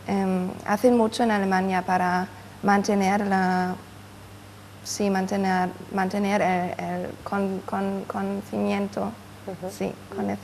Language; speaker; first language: Spanish; non-native, fluent; German